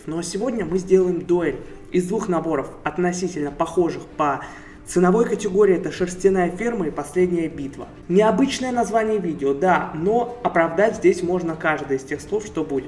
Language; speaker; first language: Russian; native; Russian